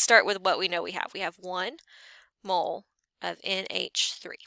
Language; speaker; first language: English; native; English